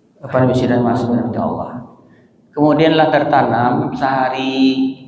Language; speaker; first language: Malay; non-native, local second language; Minangkabau